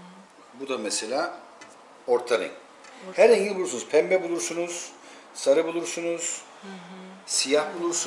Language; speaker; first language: Turkish; native; Turkish